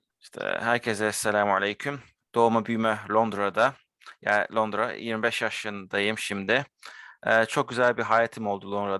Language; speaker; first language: Turkish; early bilingual, heritage; Turkish